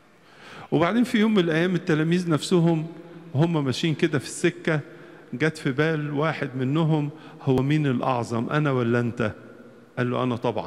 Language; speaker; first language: Arabic; native; Arabic